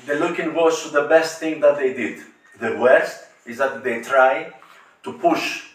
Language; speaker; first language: English; non-native, learner; Greek